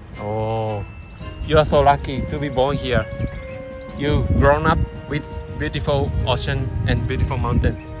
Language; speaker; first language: English; non-native, learner; Japanese